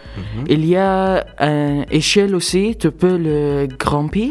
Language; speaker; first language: French; non-native, local second language; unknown